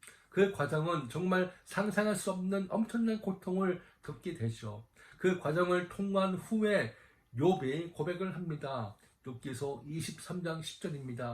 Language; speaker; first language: Korean; native; Korean